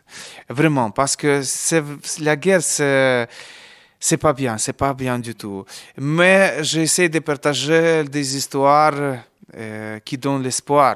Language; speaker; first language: French; non-native, learner; Ukrainian